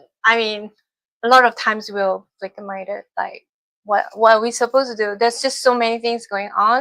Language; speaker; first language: English; non-native, fluent; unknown